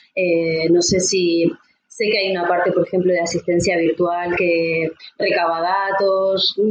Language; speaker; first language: Spanish; native; Spanish